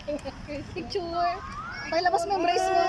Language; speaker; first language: Filipino; non-native, local second language; Cebuano